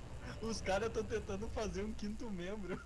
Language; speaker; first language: Portuguese; native; Portuguese